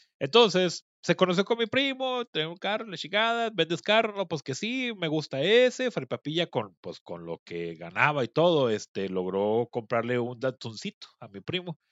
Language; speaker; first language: Spanish; native; Spanish